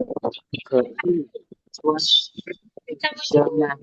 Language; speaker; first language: Chinese; non-native, learner; Lao